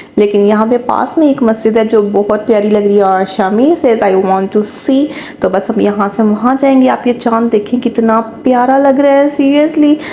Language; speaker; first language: Urdu; native; Urdu